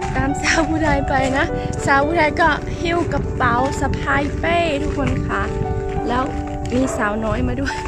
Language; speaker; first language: Thai; native; Thai